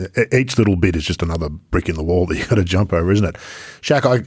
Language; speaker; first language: English; native; English